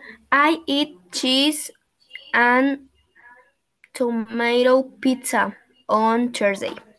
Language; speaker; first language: English; non-native, learner; Spanish